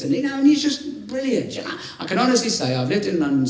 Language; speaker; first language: English; native; English